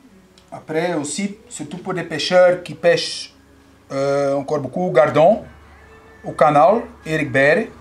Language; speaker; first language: French; non-native, local second language; Dutch